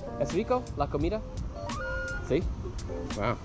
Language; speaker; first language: Spanish; non-native, learner; English